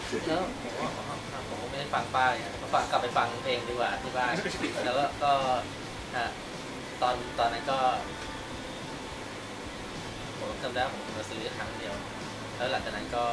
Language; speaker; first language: Thai; native; Thai